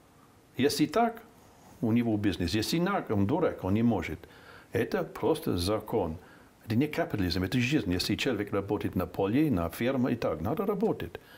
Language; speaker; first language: Russian; non-native, fluent; English